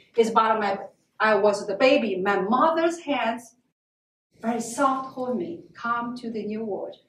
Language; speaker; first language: English; non-native, learner; Chinese